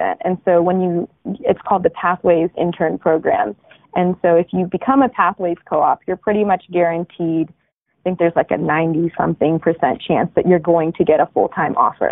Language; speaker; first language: English; early bilingual, other home language; Bangla